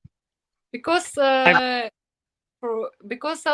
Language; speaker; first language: English; non-native, learner; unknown